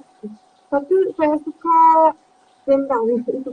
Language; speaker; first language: Indonesian; non-native, learner; Turkish